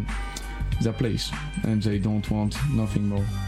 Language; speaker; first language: English; non-native, learner; French